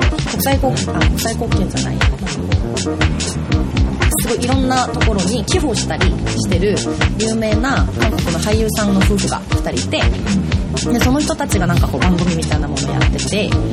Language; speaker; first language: Japanese; non-native, fluent; Korean